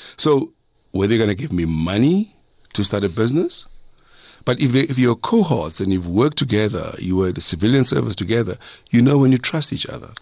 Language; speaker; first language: English; non-native, local second language; Zulu